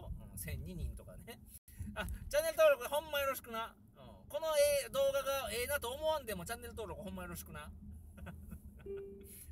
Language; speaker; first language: Japanese; native; Japanese